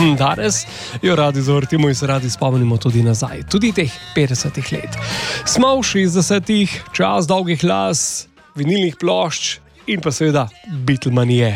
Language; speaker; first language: Slovenian; native; Slovenian